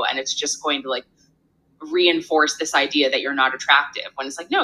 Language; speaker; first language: English; native; English